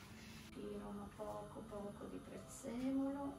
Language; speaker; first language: Italian; native; Italian